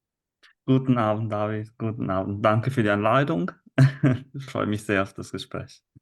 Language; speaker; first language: German; non-native, fluent; Italian